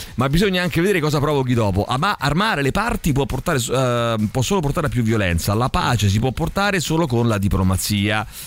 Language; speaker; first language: Italian; native; Italian